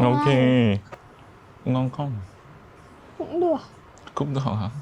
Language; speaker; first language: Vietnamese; non-native, learner; Korean